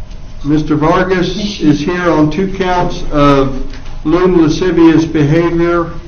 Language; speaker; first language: English; native; English